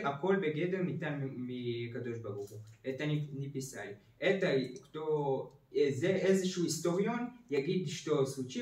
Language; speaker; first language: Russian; early bilingual, heritage; Russian